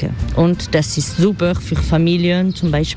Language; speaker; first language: German; non-native, fluent; French